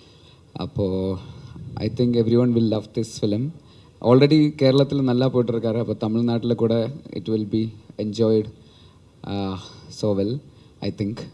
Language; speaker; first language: Tamil; non-native, learner; Malayalam